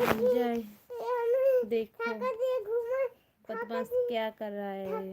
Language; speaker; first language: Hindi; non-native, local second language; Bangla